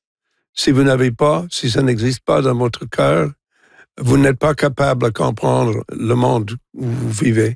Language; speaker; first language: French; non-native, local second language; English